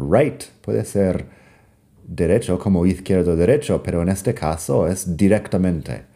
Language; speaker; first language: Spanish; non-native, fluent; English